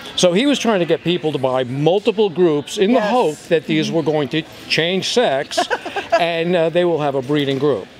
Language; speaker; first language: English; native; English